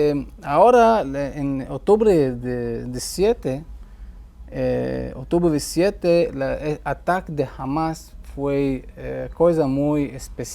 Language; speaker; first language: Spanish; non-native, fluent; Hebrew